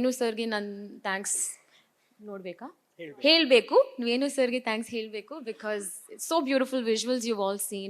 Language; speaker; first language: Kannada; non-native, learner; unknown